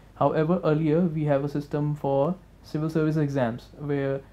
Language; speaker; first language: English; non-native, local second language; Hindi